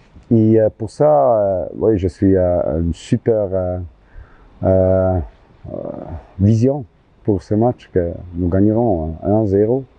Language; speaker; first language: French; non-native, local second language; German